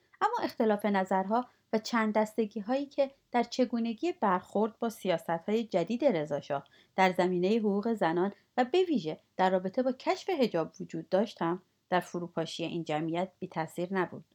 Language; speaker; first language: Persian; native; Persian